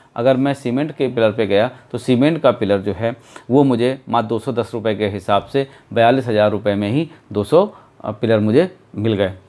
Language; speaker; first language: Hindi; native; Hindi